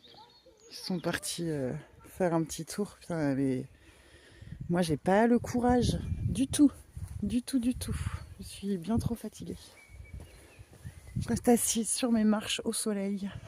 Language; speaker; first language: French; native; French